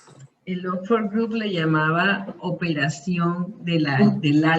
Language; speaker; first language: Spanish; early bilingual, heritage; Spanish